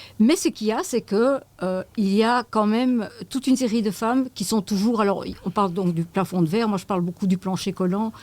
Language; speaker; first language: French; native; French